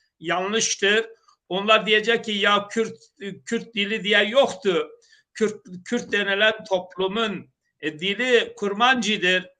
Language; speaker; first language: Turkish; non-native, local second language; Zaza